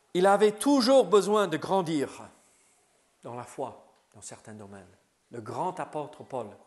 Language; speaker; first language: French; native; French